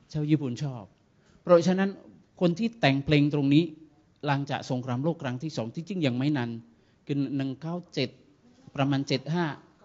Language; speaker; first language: Thai; non-native, fluent; Indonesian